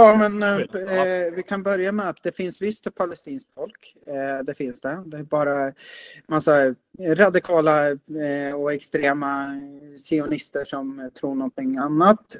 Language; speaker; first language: Swedish; native; Swedish